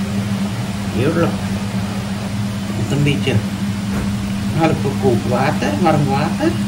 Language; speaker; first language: Dutch; non-native, local second language; Caribbean Hindustani